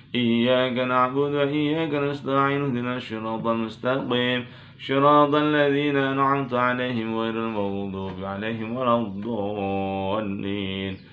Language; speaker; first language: Arabic; non-native, fluent; Indonesian